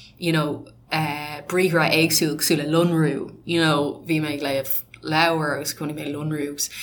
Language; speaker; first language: Irish; non-native, local second language; English